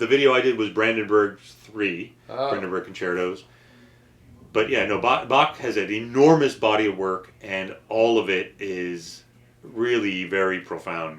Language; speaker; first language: English; native; English